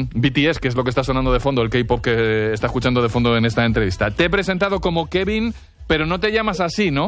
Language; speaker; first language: Spanish; native; Spanish